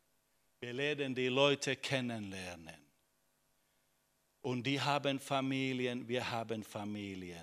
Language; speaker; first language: German; non-native, fluent; Finnish